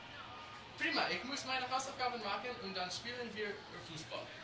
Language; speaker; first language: German; non-native, learner; English